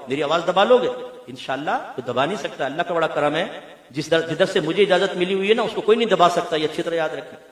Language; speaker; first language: Urdu; native; Urdu